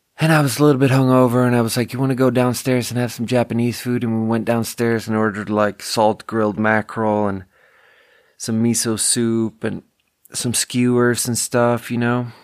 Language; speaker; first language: English; native; English